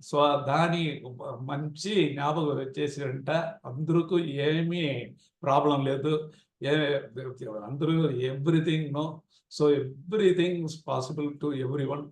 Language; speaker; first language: Telugu; non-native, local second language; Tamil